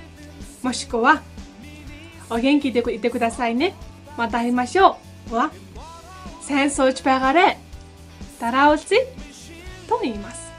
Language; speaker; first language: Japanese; non-native, fluent; Mongolian